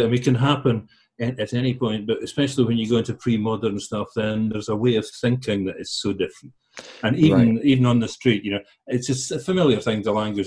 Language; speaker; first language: English; early bilingual, other home language; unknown